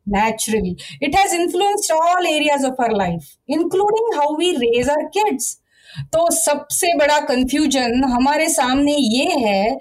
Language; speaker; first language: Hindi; non-native, local second language; Marathi